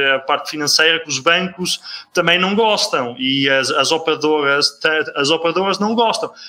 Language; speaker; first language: Portuguese; non-native, fluent; Dutch